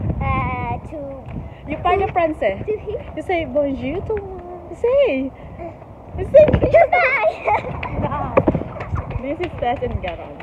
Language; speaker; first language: English; non-native, local second language; Filipino